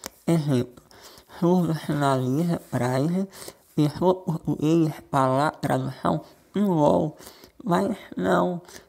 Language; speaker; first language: Portuguese; non-native, local second language; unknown